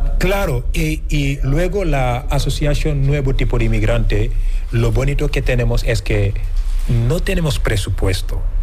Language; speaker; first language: Spanish; non-native, fluent; Wolof